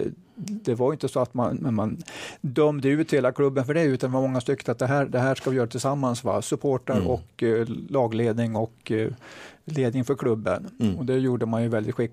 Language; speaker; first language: Swedish; native; Swedish